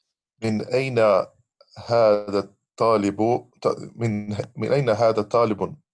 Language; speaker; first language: Arabic; non-native, learner; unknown